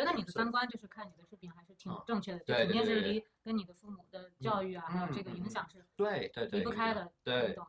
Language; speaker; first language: Chinese; native; Chinese